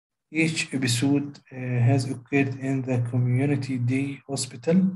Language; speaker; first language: English; non-native, fluent; Arabic